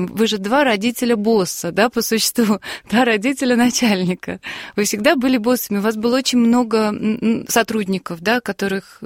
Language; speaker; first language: Russian; native; Russian